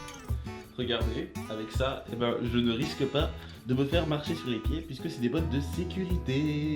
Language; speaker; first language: French; native; French